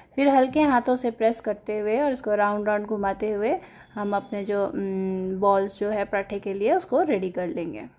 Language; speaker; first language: Hindi; native; Hindi